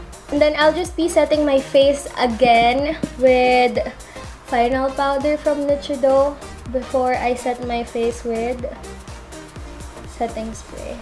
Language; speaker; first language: English; non-native, local second language; Filipino